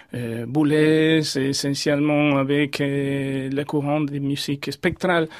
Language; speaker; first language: French; non-native, fluent; Spanish